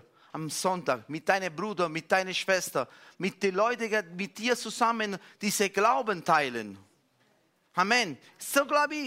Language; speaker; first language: German; non-native, fluent; Italian